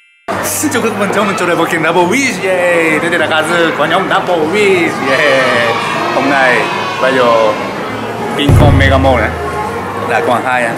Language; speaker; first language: Vietnamese; non-native, learner; Japanese